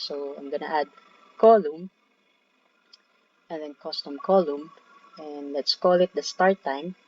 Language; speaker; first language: English; non-native, local second language; Filipino